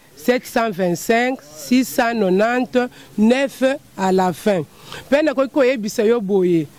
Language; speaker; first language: Lingala; non-native, local second language; Luba-Lulua